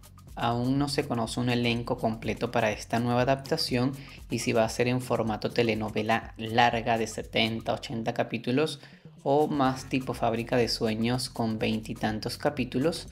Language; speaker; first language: Spanish; native; Spanish